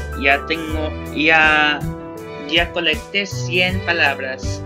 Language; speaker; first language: Spanish; non-native, learner; English